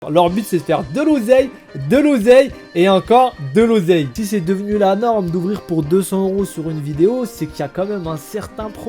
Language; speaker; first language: French; native; French